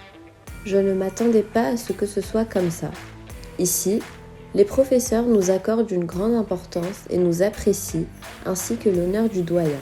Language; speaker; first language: French; non-native, fluent; Azerbaijani